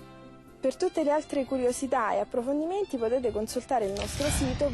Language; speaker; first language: Italian; native; Italian